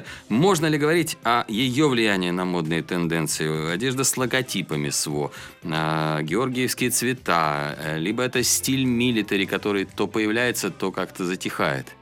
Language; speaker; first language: Russian; native; Russian